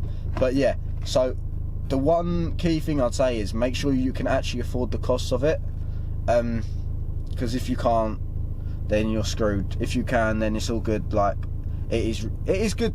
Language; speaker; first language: English; native; English